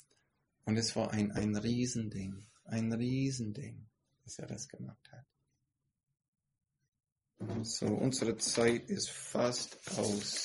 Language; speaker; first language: German; non-native, fluent; English